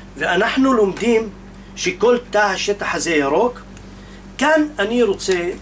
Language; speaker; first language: Hebrew; non-native, local second language; Arabic